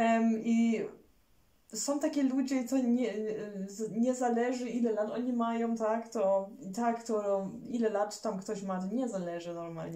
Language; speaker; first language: Polish; early bilingual, heritage; German